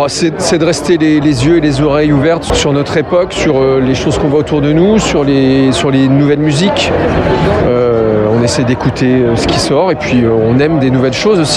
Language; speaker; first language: French; native; French